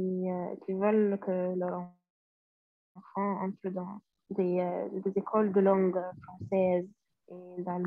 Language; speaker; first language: French; non-native, learner; Arabic